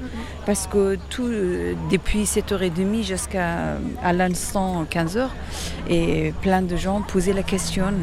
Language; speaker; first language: French; non-native, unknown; Persian